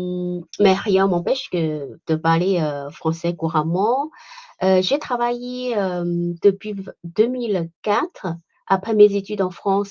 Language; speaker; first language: French; non-native, fluent; Chinese